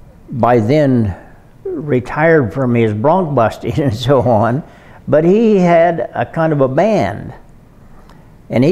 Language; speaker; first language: English; native; English